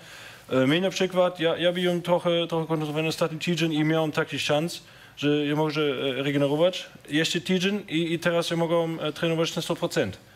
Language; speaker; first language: Polish; non-native, learner; German